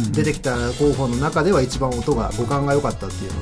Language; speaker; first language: Japanese; native; Japanese